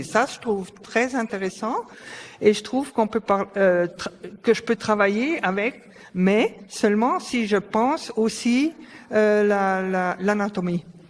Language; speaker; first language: French; non-native, fluent; German